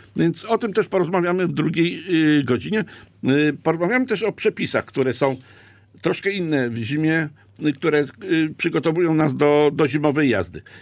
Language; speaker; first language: Polish; native; Polish